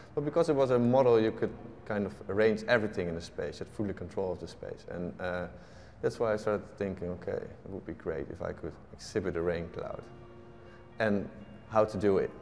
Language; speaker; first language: English; non-native, fluent; Dutch